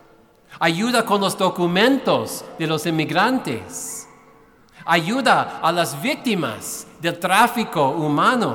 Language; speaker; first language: Spanish; non-native, fluent; English